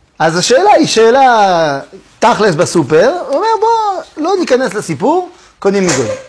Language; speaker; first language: Hebrew; non-native, fluent; French